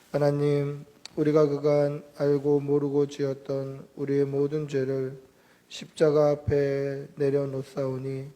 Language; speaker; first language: Korean; native; Korean